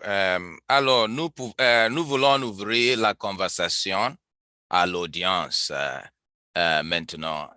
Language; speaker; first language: French; non-native, learner; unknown